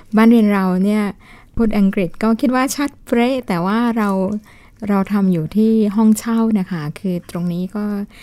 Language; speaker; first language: Thai; native; Thai